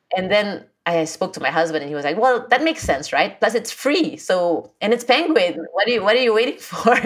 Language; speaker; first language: English; non-native, local second language; French